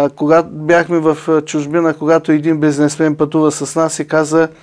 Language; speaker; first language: Bulgarian; native; Bulgarian